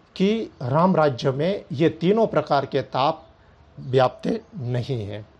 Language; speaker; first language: Hindi; non-native, local second language; Gujarati